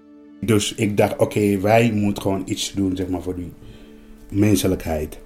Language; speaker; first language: Dutch; non-native, learner; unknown